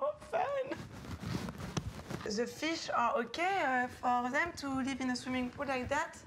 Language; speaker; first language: English; non-native, fluent; French